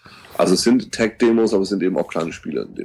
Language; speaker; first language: German; native; German